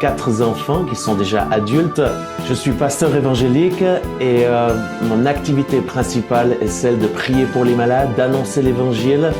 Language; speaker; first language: French; native; French